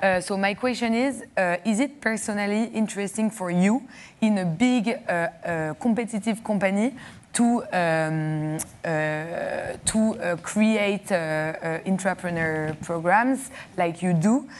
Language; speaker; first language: English; non-native, fluent; French